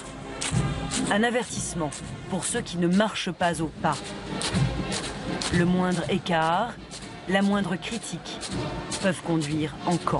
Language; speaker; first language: French; native; French